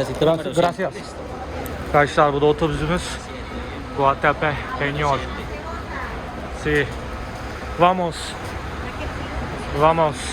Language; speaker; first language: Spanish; non-native, learner; Turkish